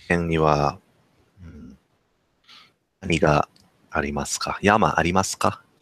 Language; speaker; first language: Japanese; non-native, learner; English